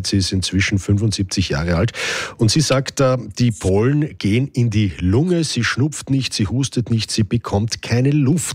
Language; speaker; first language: German; native; German